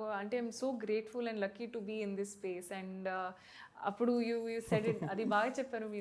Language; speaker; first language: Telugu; non-native, local second language; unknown